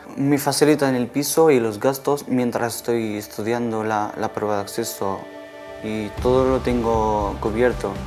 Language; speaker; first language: Spanish; non-native, fluent; Arabic